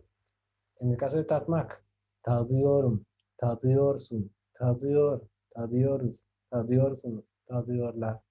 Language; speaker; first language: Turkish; non-native, fluent; Spanish